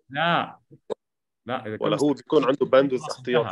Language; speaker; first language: Arabic; native; Arabic